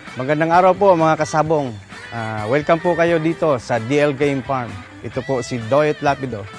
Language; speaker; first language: Filipino; non-native, local second language; Cebuano